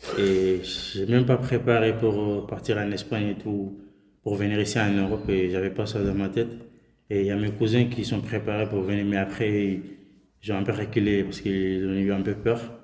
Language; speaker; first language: French; non-native, local second language; Soninke